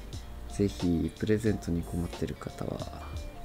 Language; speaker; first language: Japanese; native; Japanese